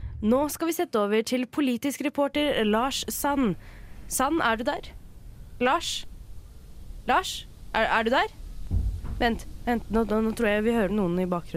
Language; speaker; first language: Norwegian; native; Norwegian